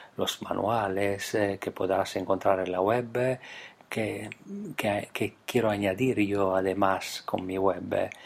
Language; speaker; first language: Spanish; non-native, fluent; Italian